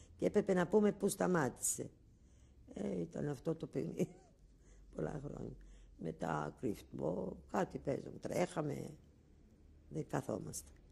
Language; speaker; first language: Greek; non-native, local second language; Ladino